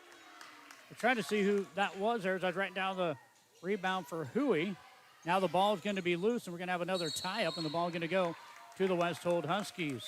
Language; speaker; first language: English; native; English